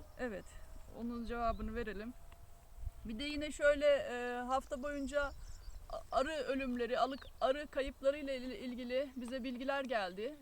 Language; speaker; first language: Turkish; native; Turkish